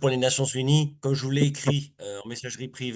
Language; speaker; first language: French; native; French